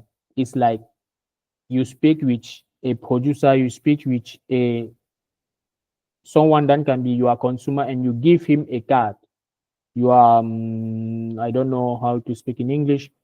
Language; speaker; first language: English; non-native, learner; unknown